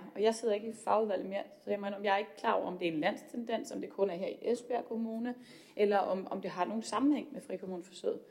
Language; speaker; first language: Danish; native; Danish